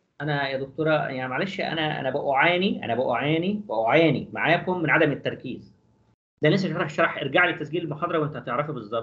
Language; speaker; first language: Arabic; native; Arabic